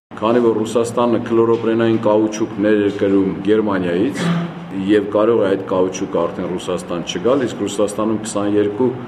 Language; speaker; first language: Armenian; native; Armenian